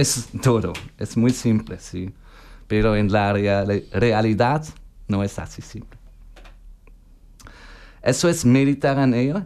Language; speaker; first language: Spanish; non-native, learner; German